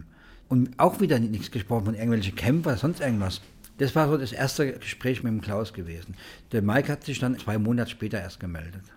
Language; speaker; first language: German; native; German